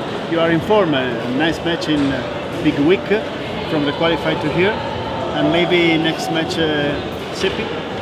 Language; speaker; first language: English; non-native, learner; Italian